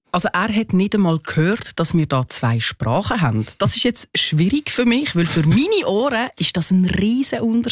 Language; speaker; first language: German; native; German